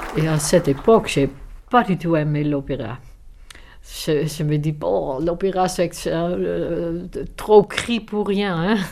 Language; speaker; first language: French; non-native, fluent; Dutch